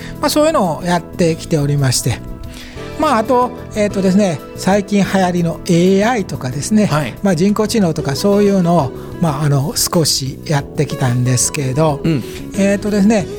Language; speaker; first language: Japanese; native; Japanese